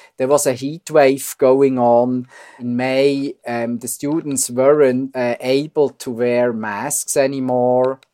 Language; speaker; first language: English; non-native, fluent; German